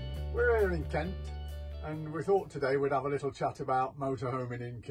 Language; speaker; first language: English; native; English